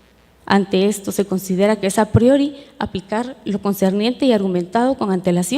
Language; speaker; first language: Spanish; native; Spanish